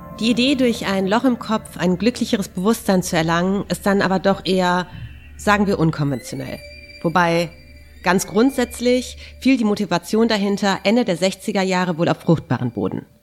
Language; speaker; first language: German; native; German